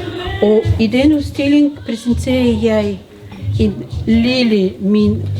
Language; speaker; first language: Danish; non-native, learner; Russian